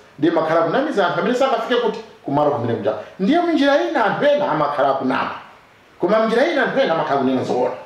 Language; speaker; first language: Nyanja; non-native, local second language; Tumbuka